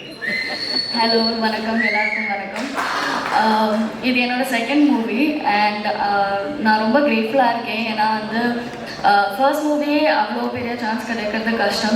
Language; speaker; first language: Tamil; non-native, fluent; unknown